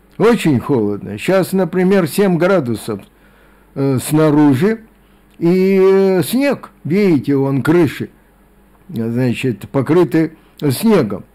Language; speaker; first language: Russian; native; Russian